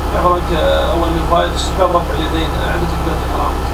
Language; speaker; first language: Arabic; native; Arabic